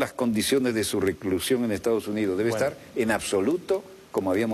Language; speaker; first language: Spanish; native; Spanish